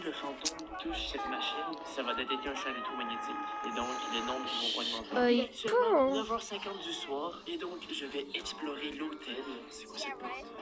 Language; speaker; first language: French; native; French